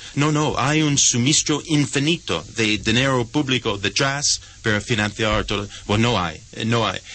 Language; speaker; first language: Spanish; non-native, fluent; English